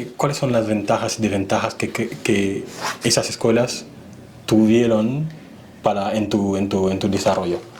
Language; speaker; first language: Spanish; non-native, fluent; Haitian Creole